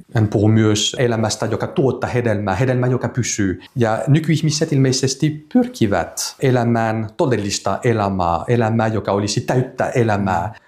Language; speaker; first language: Finnish; non-native, fluent; French